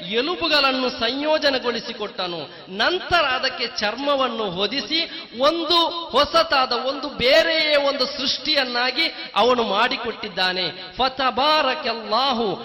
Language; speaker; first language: Kannada; non-native, local second language; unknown